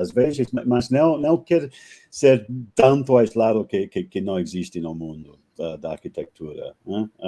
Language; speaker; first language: Portuguese; non-native, fluent; English